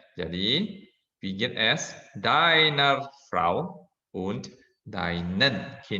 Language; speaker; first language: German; non-native, fluent; Indonesian